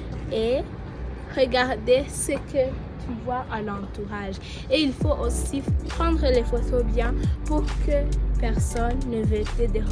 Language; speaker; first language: French; non-native, local second language; Kinyarwanda